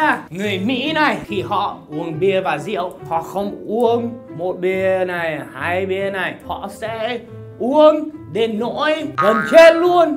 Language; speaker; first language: Vietnamese; non-native, fluent; English